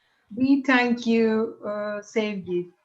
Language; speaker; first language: English; non-native, fluent; Turkish